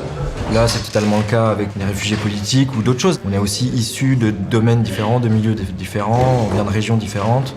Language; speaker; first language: French; native; French